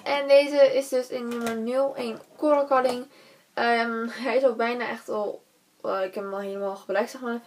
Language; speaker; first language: Dutch; native; Dutch